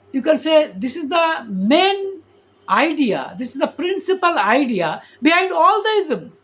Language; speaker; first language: English; non-native, local second language; Bangla